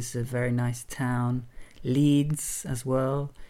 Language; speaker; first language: English; native; English